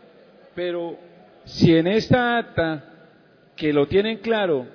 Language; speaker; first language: Spanish; native; Spanish